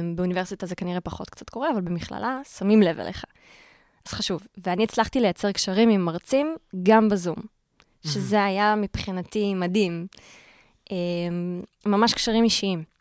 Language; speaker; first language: Hebrew; native; Hebrew